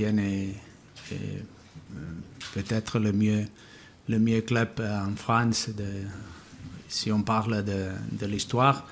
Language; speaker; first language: French; non-native, learner; Spanish